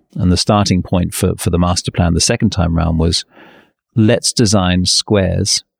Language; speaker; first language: English; native; English